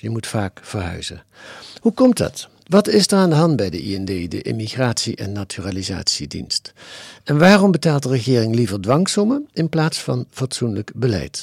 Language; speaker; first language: Dutch; native; Dutch